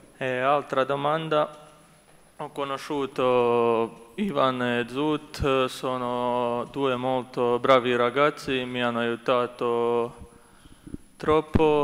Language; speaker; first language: Italian; non-native, learner; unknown